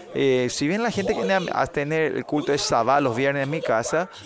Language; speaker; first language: Spanish; non-native, fluent; Korean